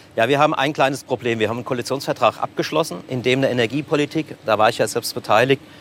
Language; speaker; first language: German; native; German